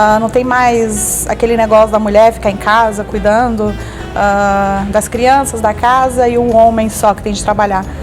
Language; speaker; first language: Portuguese; native; Portuguese